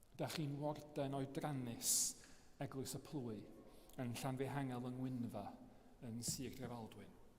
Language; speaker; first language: Welsh; native; Welsh